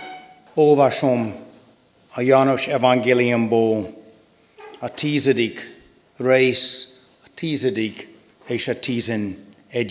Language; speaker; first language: Hungarian; non-native, learner; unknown